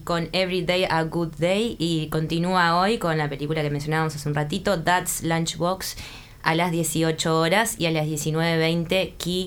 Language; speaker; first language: Spanish; native; Spanish